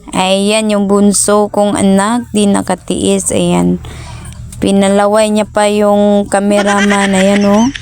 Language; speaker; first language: Filipino; non-native, local second language; Cebuano